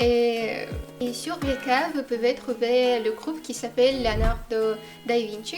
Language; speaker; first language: French; non-native, fluent; Russian